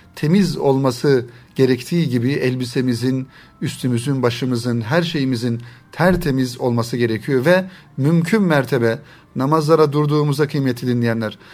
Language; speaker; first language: Turkish; native; Turkish